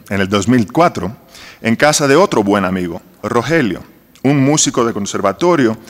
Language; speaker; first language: Spanish; non-native, fluent; Greek